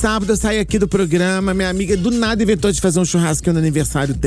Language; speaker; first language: Portuguese; native; Portuguese